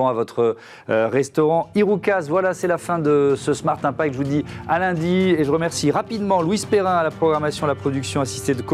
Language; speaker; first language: French; native; French